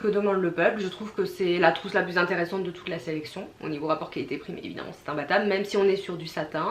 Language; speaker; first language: French; native; French